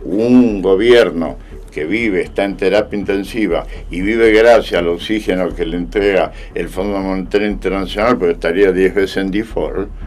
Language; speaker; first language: Spanish; native; Spanish